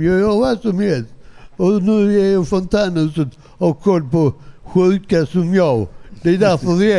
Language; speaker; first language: Swedish; non-native, learner; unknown